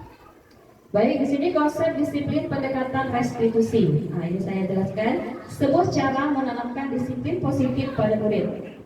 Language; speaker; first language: Indonesian; native; Indonesian